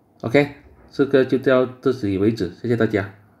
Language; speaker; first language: Chinese; native; Chinese